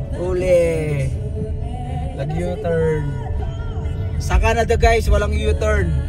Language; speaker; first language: Filipino; non-native, local second language; Waray